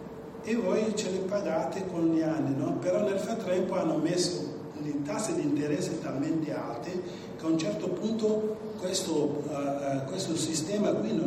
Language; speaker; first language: Italian; non-native, fluent; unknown